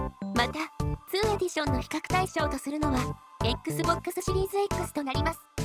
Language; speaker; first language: Japanese; native; Japanese